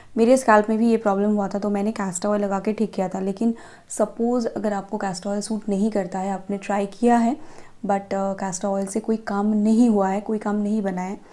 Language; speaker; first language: Hindi; non-native, local second language; Bangla